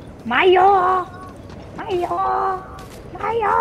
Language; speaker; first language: Russian; native; Russian